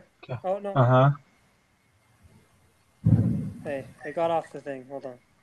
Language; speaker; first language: English; native; English